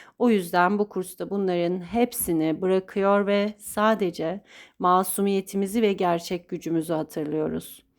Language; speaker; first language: Turkish; native; Turkish